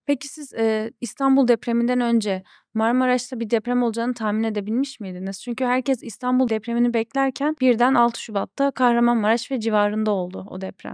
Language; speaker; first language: Turkish; native; Turkish